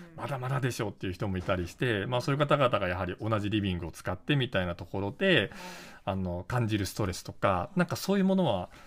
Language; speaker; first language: Japanese; native; Japanese